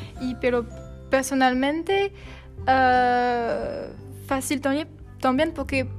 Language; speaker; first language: Spanish; non-native, learner; French